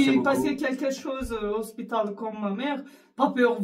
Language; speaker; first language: French; non-native, learner; Arabic